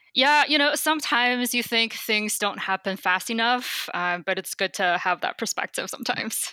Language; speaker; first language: English; non-native, fluent; Chinese